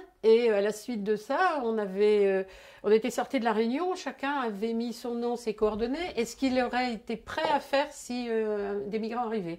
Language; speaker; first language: French; native; French